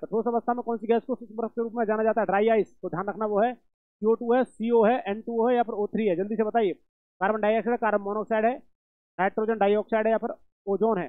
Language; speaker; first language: Hindi; native; Hindi